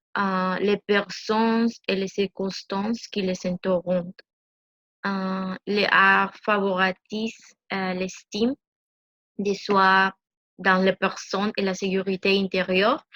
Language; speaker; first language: French; non-native, learner; Spanish